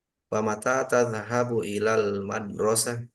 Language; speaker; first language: Arabic; non-native, learner; Indonesian